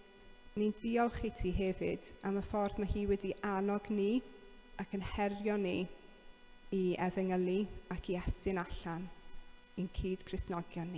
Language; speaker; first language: Welsh; native; Welsh